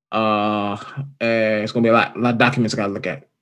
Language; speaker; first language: English; native; English